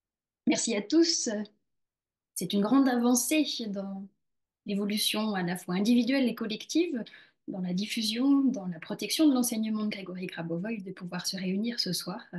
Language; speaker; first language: French; native; French